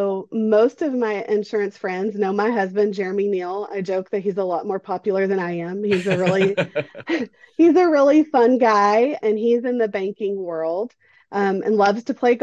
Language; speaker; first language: English; native; English